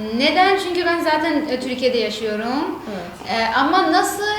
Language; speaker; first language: Turkish; non-native, learner; Persian